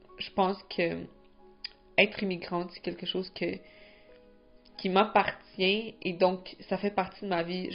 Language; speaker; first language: French; early bilingual, other home language; Spanish